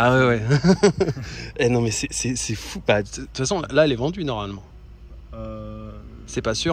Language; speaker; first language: French; native; French